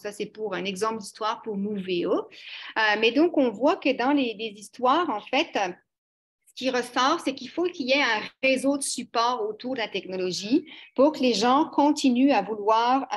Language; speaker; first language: French; native; French